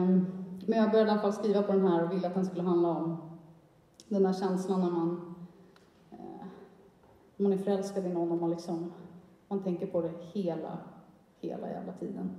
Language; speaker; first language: Swedish; native; Swedish